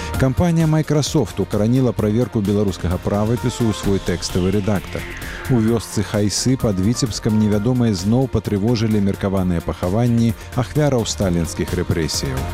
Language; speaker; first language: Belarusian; native; Belarusian